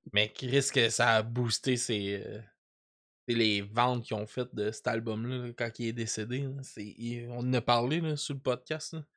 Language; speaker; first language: French; native; French